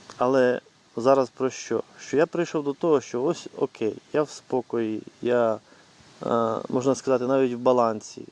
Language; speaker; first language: Ukrainian; non-native, local second language; Russian